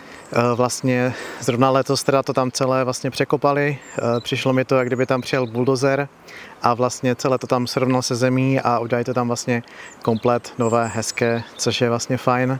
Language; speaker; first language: Czech; native; Czech